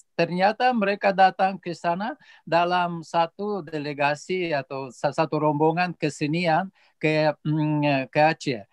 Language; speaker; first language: Indonesian; non-native, fluent; Russian